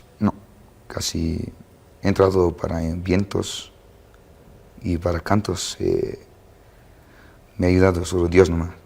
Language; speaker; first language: Spanish; non-native, local second language; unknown